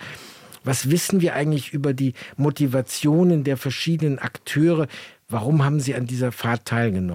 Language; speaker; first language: German; native; German